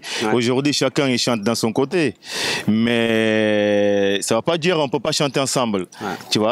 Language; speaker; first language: French; non-native, fluent; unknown